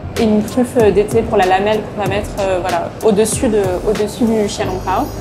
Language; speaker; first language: French; native; French